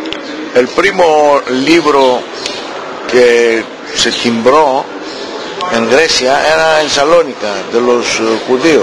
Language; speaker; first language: Spanish; early bilingual, heritage; Ladino